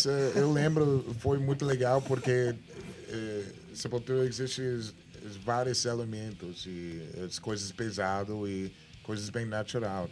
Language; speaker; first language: Portuguese; non-native, learner; English